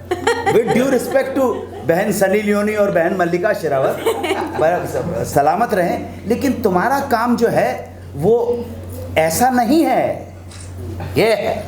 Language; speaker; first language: Hindi; native; Hindi